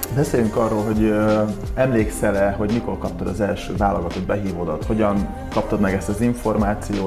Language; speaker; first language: Hungarian; native; Hungarian